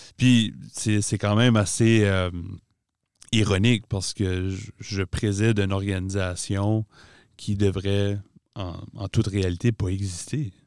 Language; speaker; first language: French; native; French